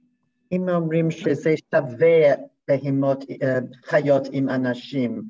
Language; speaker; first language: Hebrew; non-native, learner; English